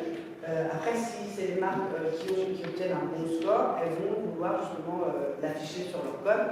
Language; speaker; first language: French; native; French